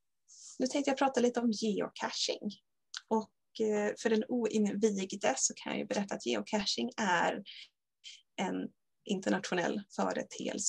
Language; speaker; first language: Swedish; native; Swedish